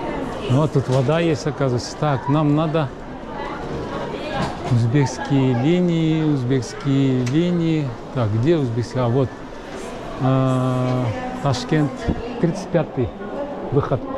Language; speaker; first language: Russian; non-native, local second language; Kyrgyz